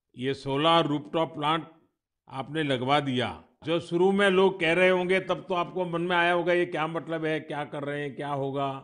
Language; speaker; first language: Hindi; non-native, local second language; Gujarati